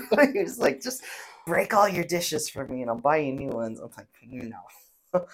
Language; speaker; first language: English; native; English